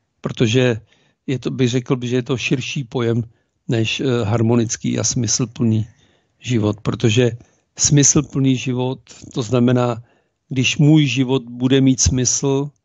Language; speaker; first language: Czech; native; Czech